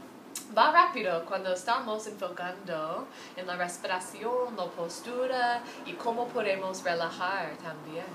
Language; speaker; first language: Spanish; non-native, fluent; English